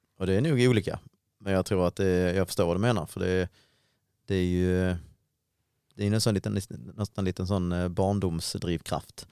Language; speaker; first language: Swedish; native; Swedish